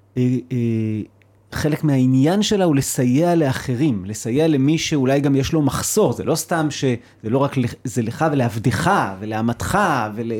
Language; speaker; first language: Hebrew; native; Hebrew